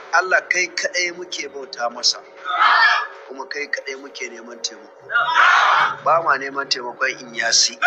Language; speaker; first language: Hausa; native; Hausa